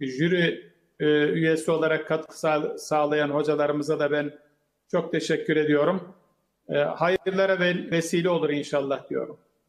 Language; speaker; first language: Turkish; native; Turkish